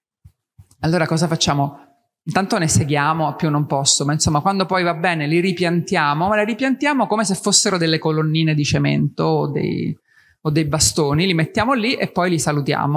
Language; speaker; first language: Italian; native; Italian